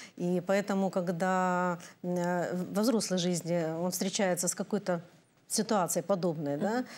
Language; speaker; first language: Russian; native; Russian